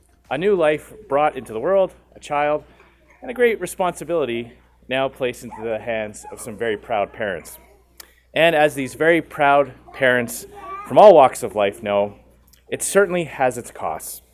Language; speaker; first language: English; native; English